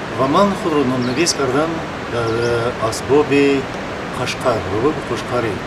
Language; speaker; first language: Tajik; non-native, local second language; Shughni